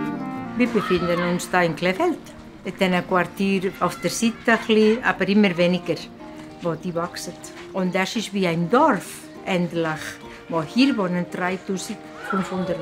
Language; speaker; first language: German; non-native, learner; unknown